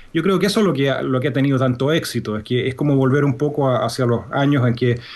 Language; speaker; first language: Spanish; native; Spanish